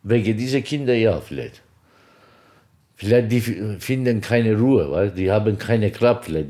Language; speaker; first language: German; non-native, local second language; Turkish